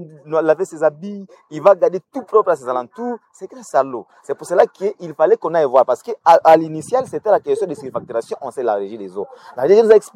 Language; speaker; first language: French; non-native, local second language; Nande